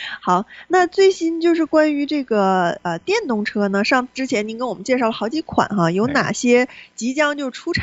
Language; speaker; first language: Chinese; native; Chinese